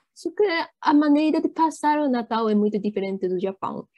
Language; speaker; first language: Portuguese; non-native, learner; Japanese